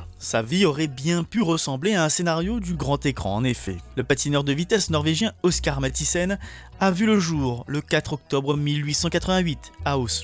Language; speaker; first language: French; native; French